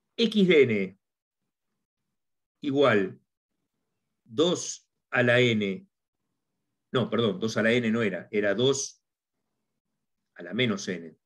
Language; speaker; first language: Spanish; native; Spanish